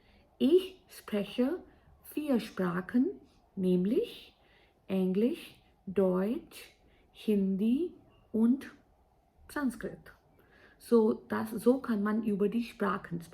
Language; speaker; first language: German; non-native, fluent; Hindi